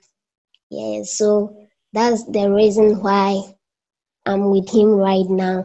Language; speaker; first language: English; non-native, local second language; Akan